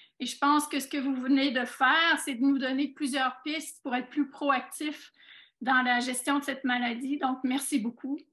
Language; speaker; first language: French; native; French